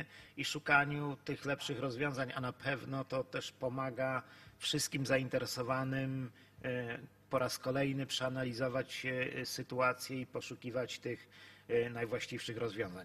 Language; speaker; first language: Polish; native; Polish